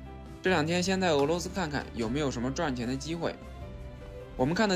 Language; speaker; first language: Chinese; native; Chinese